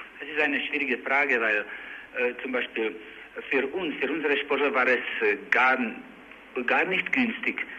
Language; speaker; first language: German; non-native, learner; Czech